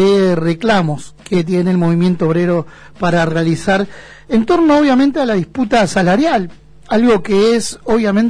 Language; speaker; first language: Spanish; native; Spanish